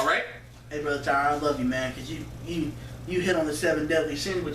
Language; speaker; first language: English; native; English